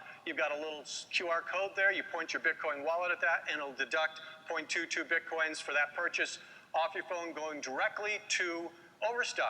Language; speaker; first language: English; native; English